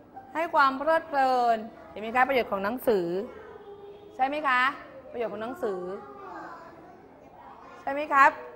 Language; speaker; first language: Thai; native; Thai